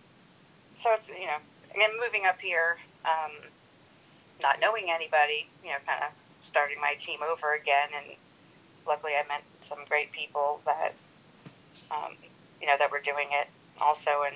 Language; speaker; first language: English; native; English